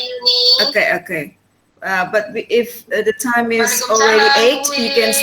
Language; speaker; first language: English; non-native, fluent; Indonesian